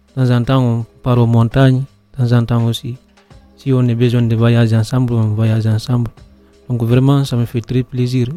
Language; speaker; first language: French; non-native, local second language; Fula